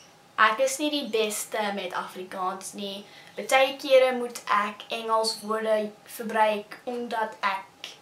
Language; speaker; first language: Afrikaans; non-native, local second language; English